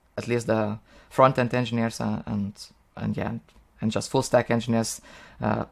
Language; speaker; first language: English; non-native, fluent; Lithuanian